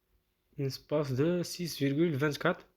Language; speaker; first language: French; non-native, local second language; Arabic